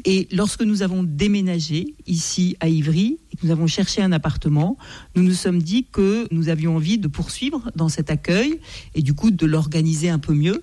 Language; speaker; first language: French; native; French